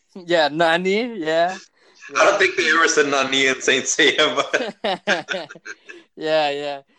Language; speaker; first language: English; early bilingual, other home language; Spanish